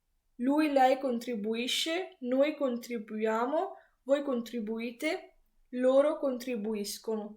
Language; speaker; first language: Italian; non-native, fluent; Punjabi